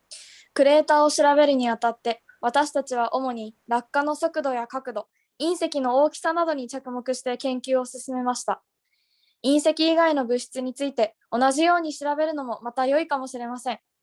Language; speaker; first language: Japanese; native; Japanese